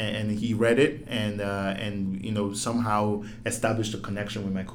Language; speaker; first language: English; non-native, local second language; Yoruba